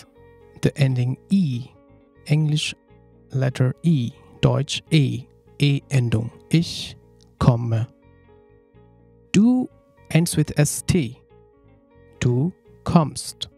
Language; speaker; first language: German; non-native, fluent; Nepali